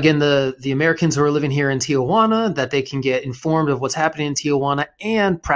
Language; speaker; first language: English; native; English